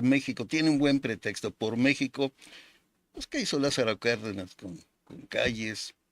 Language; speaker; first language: Spanish; native; Spanish